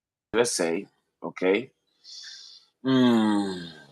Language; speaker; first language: English; non-native, learner; Spanish